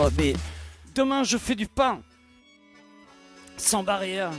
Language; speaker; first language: French; native; French